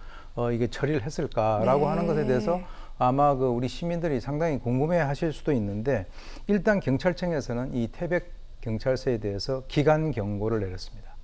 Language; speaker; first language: Korean; native; Korean